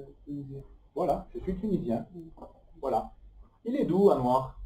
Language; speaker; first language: French; native; French